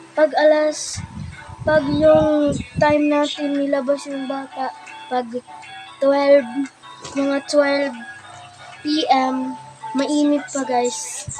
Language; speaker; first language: Filipino; non-native, local second language; Waray